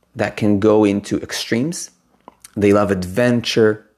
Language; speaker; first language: English; non-native, fluent; Hebrew